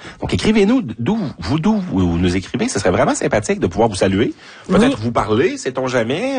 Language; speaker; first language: French; native; French